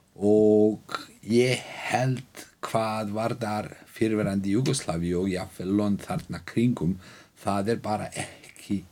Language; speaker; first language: Icelandic; non-native, fluent; Bosnian